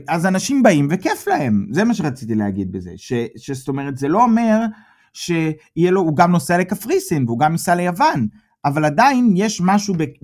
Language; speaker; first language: Hebrew; native; Hebrew